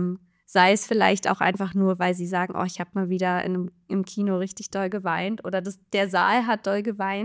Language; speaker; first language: German; native; German